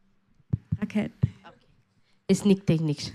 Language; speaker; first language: German; non-native, learner; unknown